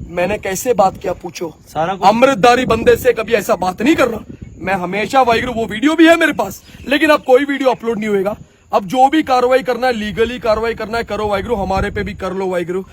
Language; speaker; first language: Hindi; native; Hindi